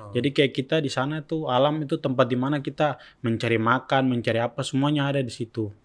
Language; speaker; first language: Indonesian; native; Indonesian